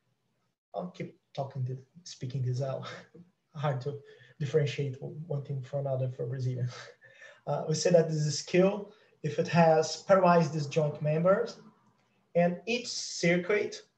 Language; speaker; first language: English; non-native, fluent; Portuguese